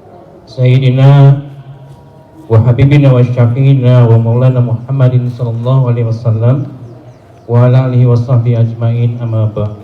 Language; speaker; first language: Indonesian; native; Indonesian